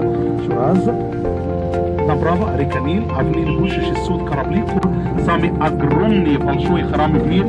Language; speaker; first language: Russian; non-native, learner; Arabic